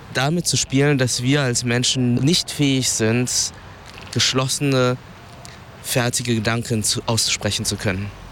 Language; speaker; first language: German; early bilingual, other home language; Vietnamese